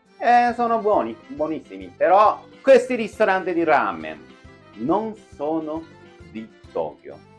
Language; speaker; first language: Italian; non-native, fluent; Japanese